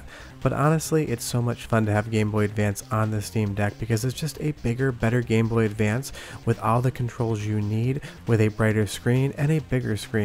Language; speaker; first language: English; native; English